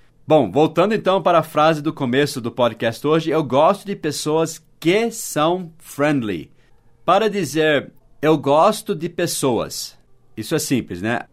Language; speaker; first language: Portuguese; non-native, fluent; English